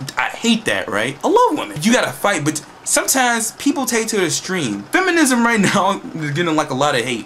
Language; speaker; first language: English; native; English